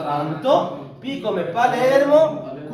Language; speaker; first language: Italian; non-native, learner; Bangla